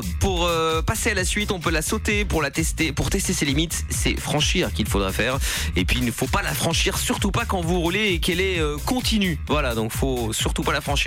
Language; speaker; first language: French; native; French